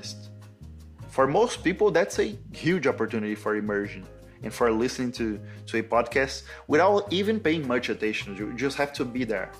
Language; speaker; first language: English; non-native, fluent; Portuguese